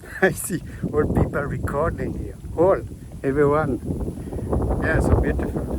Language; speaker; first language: English; non-native, learner; French